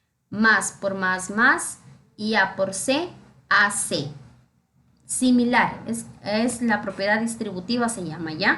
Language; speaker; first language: Spanish; native; Spanish